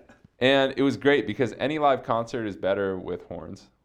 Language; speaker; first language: English; native; English